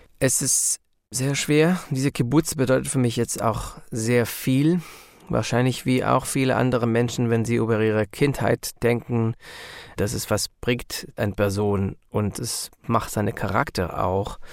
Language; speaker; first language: German; non-native, learner; Hebrew